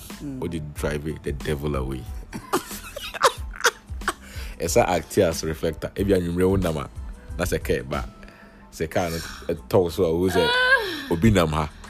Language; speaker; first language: English; non-native, local second language; Akan